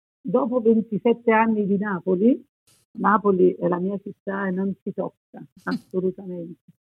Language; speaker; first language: Italian; native; Italian